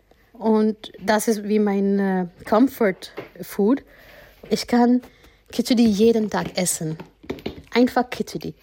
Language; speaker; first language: German; non-native, fluent; Gujarati